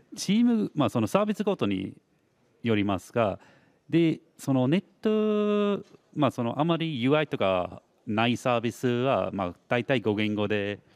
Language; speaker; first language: Japanese; non-native, fluent; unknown